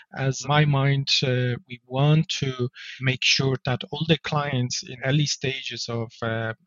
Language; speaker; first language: English; non-native, fluent; Polish